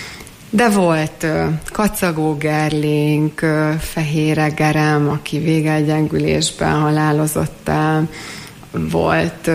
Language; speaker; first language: Hungarian; native; Hungarian